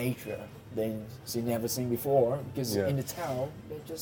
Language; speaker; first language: English; non-native, learner; Vietnamese